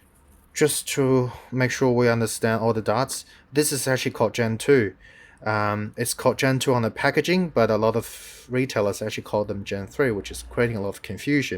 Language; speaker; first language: English; non-native, fluent; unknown